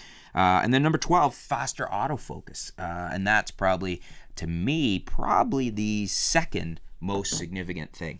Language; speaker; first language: English; native; English